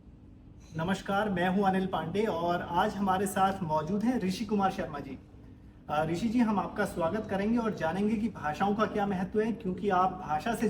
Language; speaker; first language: Hindi; native; Hindi